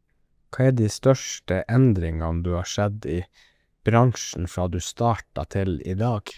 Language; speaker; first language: Norwegian; native; Norwegian